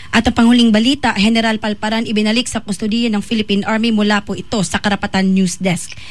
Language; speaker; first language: Filipino; native; Filipino